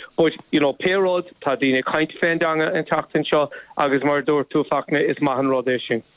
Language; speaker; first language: Irish; non-native, local second language; English